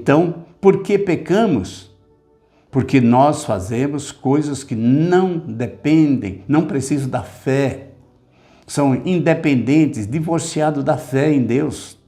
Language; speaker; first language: Portuguese; native; Portuguese